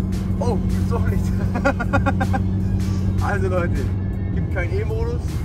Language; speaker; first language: German; native; German